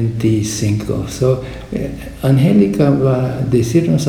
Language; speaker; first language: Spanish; non-native, fluent; English